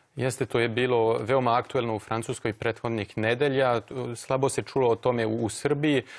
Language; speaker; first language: Croatian; non-native, fluent; French